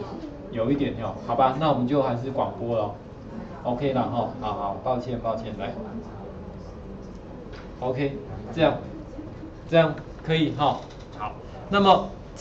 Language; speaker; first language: Chinese; native; Chinese